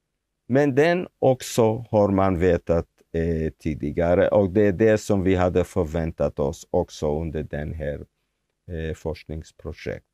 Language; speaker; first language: Swedish; non-native, fluent; Hebrew